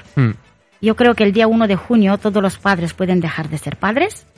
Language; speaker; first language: Spanish; non-native, fluent; Romanian